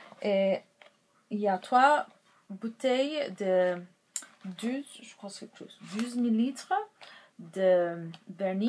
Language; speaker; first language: French; non-native, local second language; English